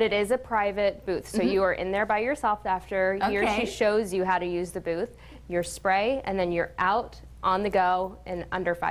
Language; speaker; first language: English; native; English